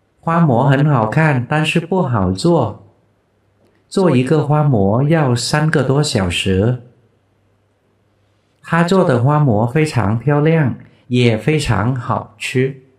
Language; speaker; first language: Chinese; non-native, fluent; Vietnamese